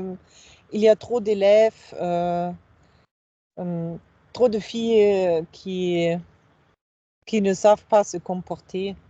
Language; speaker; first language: French; non-native, fluent; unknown